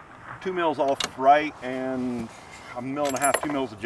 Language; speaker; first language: English; native; English